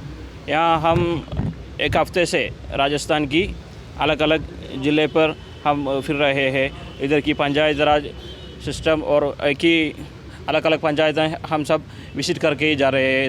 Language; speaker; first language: Hindi; non-native, local second language; Malayalam